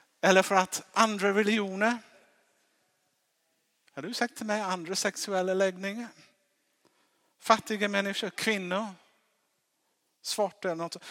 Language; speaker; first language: Swedish; non-native, fluent; English